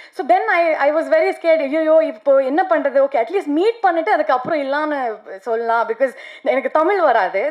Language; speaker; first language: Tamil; non-native, learner; Kannada